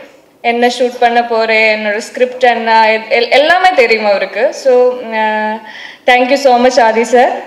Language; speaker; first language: Tamil; non-native, learner; Malayalam